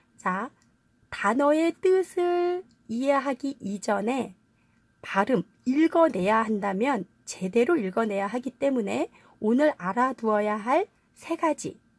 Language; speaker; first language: Korean; native; Korean